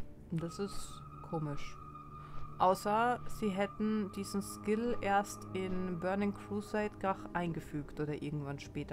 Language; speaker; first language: German; native; German